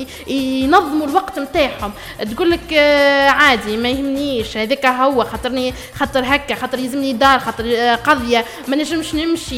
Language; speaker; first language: Arabic; native; Arabic